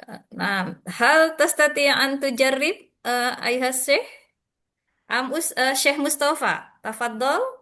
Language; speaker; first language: Arabic; non-native, learner; Indonesian